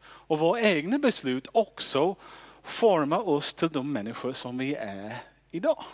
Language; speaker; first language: Swedish; non-native, fluent; English